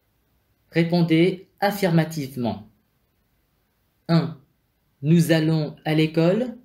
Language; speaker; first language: French; non-native, fluent; Vietnamese